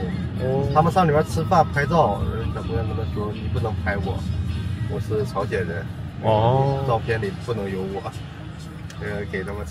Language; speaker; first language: Chinese; native; Chinese